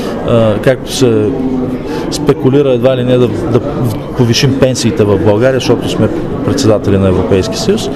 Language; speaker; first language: Bulgarian; native; Bulgarian